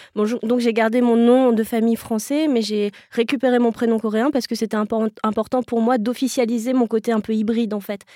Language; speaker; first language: French; native; French